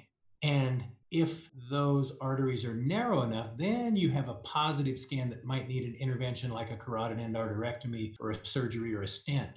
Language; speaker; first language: English; native; English